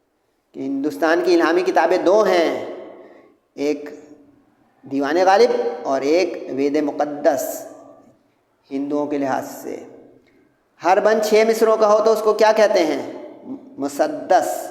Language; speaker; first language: Urdu; native; Urdu